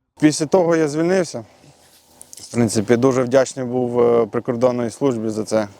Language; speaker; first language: Ukrainian; non-native, local second language; Russian